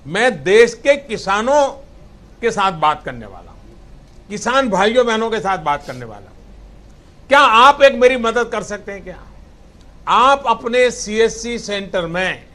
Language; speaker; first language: Hindi; non-native, local second language; Gujarati